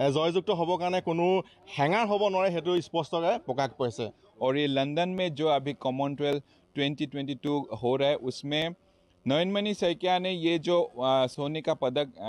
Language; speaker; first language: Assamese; non-native, local second language; Hindi